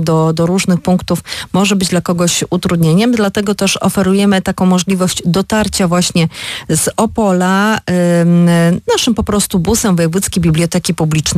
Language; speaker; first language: Polish; native; Polish